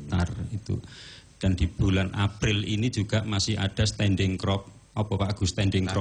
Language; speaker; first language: Indonesian; non-native, local second language; Javanese